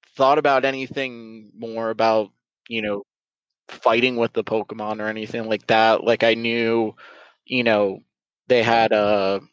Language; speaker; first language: English; native; English